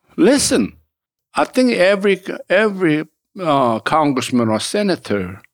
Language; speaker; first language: English; non-native, fluent; Korean